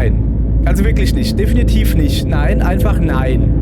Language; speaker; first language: German; native; German